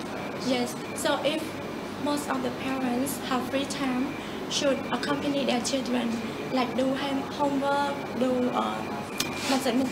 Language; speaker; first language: English; non-native, learner; Khmer